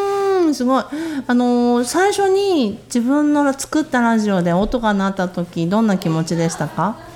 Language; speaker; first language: Japanese; native; Japanese